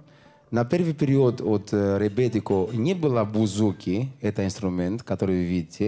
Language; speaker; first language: Russian; non-native, learner; Greek